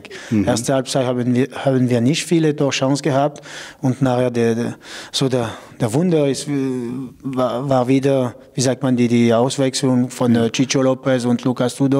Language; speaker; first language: German; non-native, local second language; French